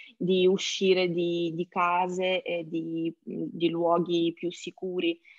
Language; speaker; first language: Italian; non-native, fluent; Ukrainian